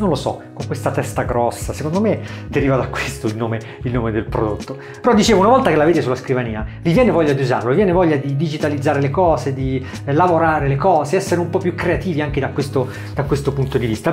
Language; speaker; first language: Italian; native; Italian